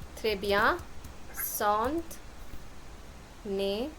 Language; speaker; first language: French; non-native, fluent; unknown